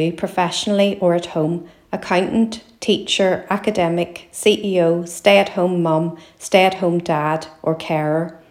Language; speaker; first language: English; native; English